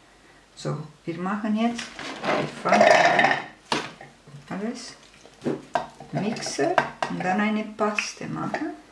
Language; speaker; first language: German; non-native, fluent; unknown